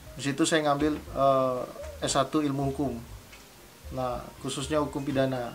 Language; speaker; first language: Indonesian; native; Indonesian